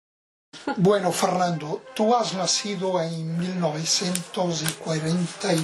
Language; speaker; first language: Spanish; non-native, fluent; Portuguese